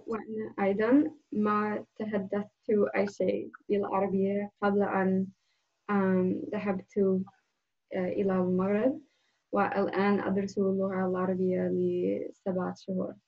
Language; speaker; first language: Arabic; non-native, learner; English